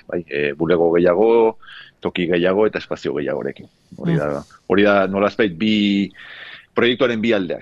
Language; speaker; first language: Basque; native; Basque